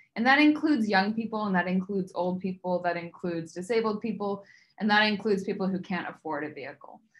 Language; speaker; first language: English; native; English